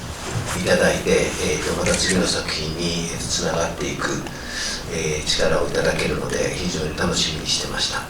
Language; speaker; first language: Japanese; native; Japanese